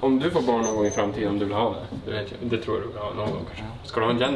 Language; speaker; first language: Swedish; native; Swedish